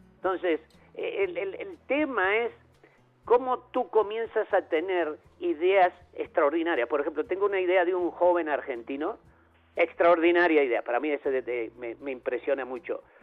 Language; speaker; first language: Spanish; native; Spanish